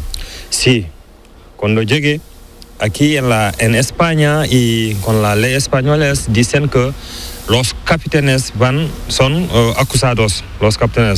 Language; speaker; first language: Spanish; non-native, learner; Fula